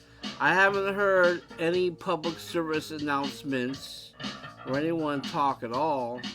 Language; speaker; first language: English; native; English